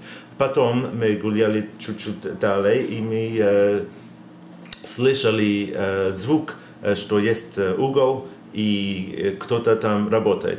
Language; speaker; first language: Russian; non-native, learner; English